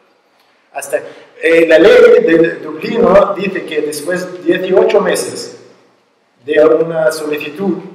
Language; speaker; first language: Spanish; non-native, learner; Arabic